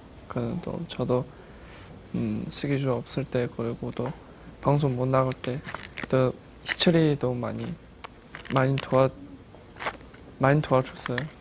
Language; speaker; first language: Korean; non-native, learner; Chinese